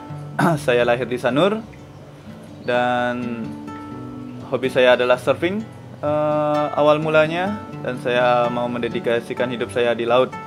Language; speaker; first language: Indonesian; non-native, local second language; Balinese